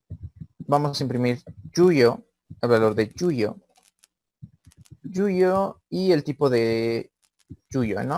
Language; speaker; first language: Spanish; native; Spanish